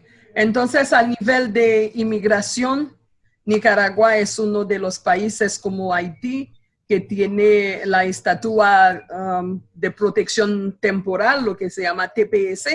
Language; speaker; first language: Spanish; non-native, fluent; Haitian Creole